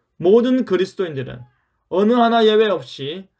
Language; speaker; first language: Korean; native; Korean